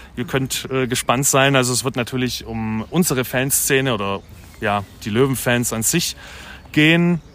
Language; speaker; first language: German; native; German